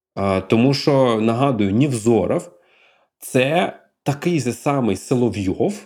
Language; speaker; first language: Ukrainian; native; Ukrainian